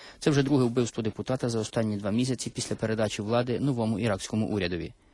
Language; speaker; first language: Ukrainian; native; Ukrainian